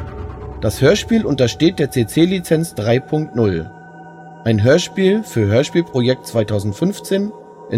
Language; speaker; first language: German; native; German